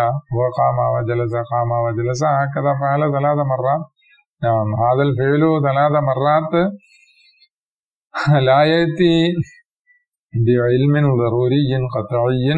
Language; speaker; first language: Arabic; non-native, fluent; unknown